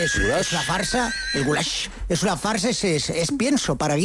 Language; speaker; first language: Spanish; native; Spanish